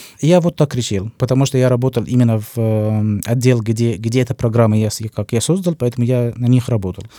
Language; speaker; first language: Russian; non-native, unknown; Arabic